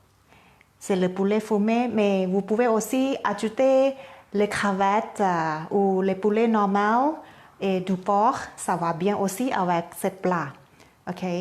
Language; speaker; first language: French; non-native, fluent; Thai